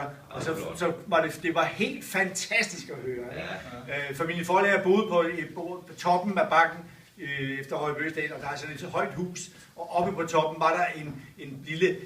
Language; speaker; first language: Danish; native; Danish